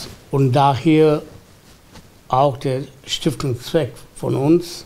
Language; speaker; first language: German; non-native, fluent; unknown